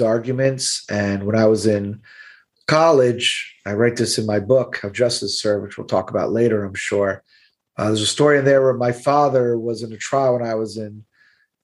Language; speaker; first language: English; native; English